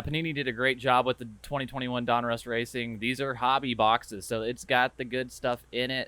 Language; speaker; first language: English; native; English